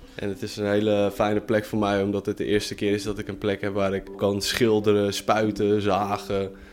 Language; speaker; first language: Dutch; native; Dutch